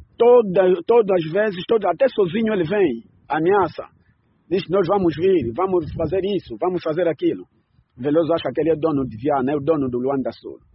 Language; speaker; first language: Portuguese; native; Portuguese